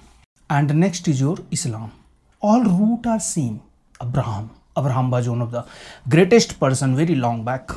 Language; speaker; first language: English; non-native, local second language; Hindi